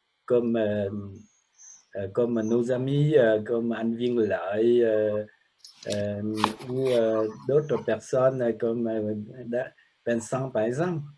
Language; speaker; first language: French; non-native, learner; Vietnamese